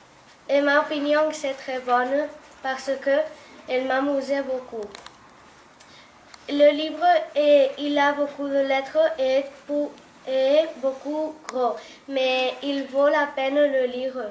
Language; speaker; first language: French; non-native, learner; Catalan